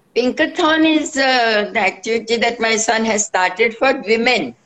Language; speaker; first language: English; non-native, local second language; Marathi